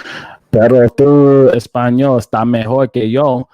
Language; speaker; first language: Spanish; non-native, learner; English